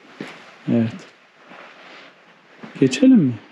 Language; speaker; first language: Turkish; native; Turkish